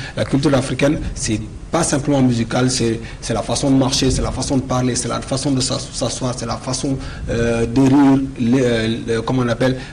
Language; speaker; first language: French; non-native, local second language; Wolof